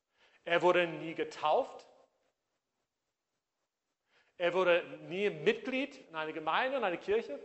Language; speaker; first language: German; non-native, fluent; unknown